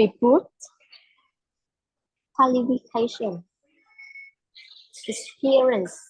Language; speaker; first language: English; non-native, learner; Vietnamese